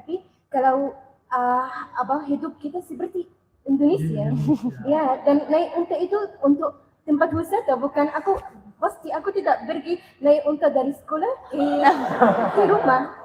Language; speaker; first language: Indonesian; non-native, learner; Arabic